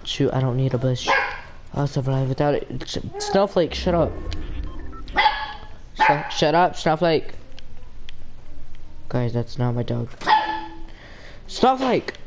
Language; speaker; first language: English; native; English